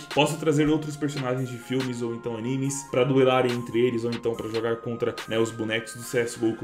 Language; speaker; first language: Portuguese; native; Portuguese